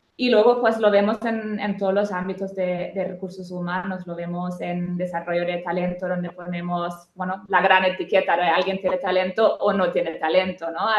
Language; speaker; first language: Spanish; non-native, fluent; German